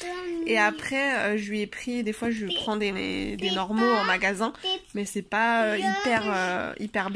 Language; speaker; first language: French; native; French